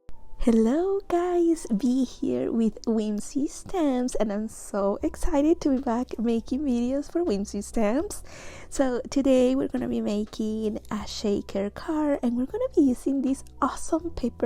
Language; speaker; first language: English; non-native, fluent; Spanish